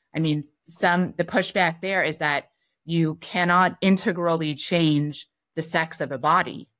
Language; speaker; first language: English; native; English